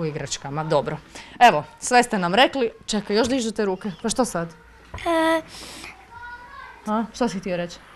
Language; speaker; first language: Croatian; native; Croatian